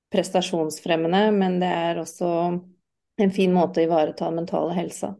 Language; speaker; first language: Norwegian; non-native, fluent; English